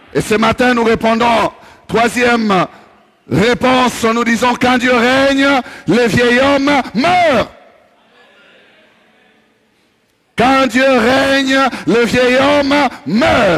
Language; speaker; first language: French; non-native, local second language; Swahili